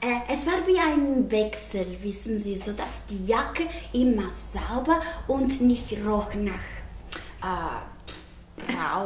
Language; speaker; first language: German; non-native, learner; Italian